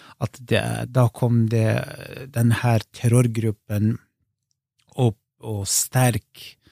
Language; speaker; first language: Norwegian; non-native, fluent; Kurdish